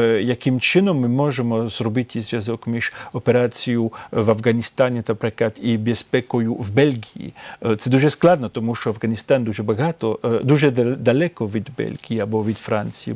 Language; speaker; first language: Ukrainian; non-native, fluent; French